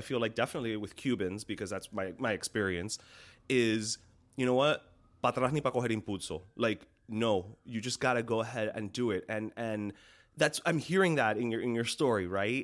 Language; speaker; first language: English; early bilingual, other home language; Spanish